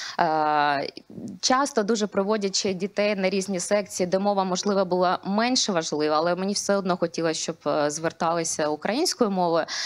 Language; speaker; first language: Ukrainian; non-native, local second language; Russian